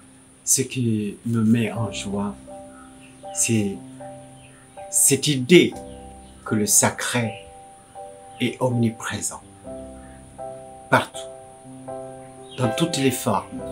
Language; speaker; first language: French; non-native, fluent; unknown